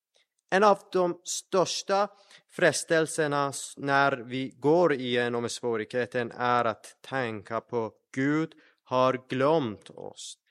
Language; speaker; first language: Swedish; non-native, fluent; Persian